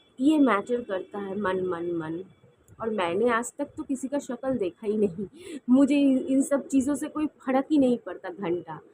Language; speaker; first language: Hindi; non-native, local second language; Bangla